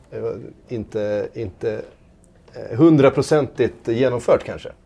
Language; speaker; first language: Swedish; native; Swedish